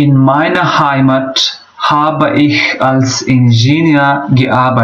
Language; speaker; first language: German; non-native, fluent; Pashto